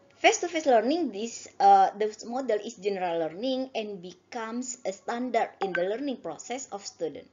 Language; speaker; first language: English; non-native, learner; Indonesian